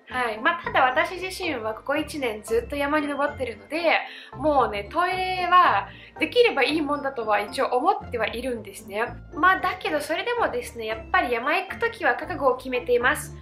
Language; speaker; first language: Japanese; non-native, fluent; Russian